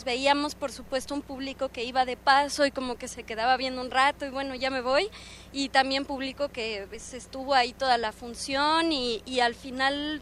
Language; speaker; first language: Spanish; native; Spanish